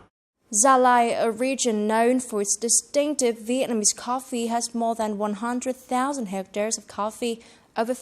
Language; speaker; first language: English; non-native, fluent; Vietnamese